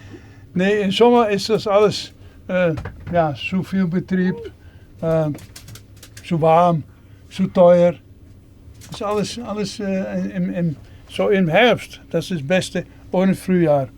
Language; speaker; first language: German; non-native, learner; Dutch